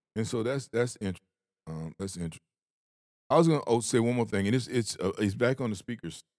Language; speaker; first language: English; native; English